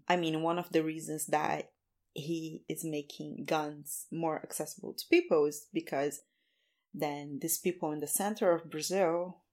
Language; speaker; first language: English; non-native, fluent; Portuguese